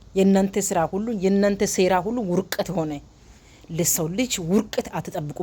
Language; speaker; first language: Amharic; non-native, local second language; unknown